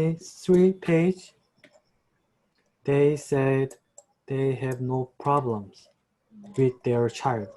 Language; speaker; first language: English; non-native, learner; Korean